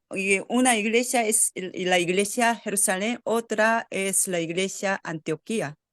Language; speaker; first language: Spanish; non-native, fluent; Korean